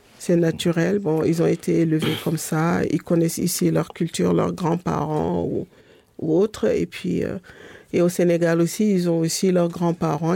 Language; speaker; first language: French; non-native, local second language; Wolof